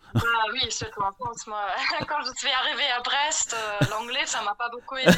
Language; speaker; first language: French; non-native, fluent; German